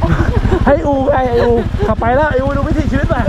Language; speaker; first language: Thai; native; Thai